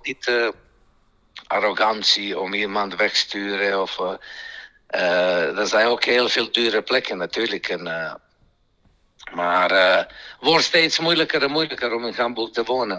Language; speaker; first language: Dutch; non-native, fluent; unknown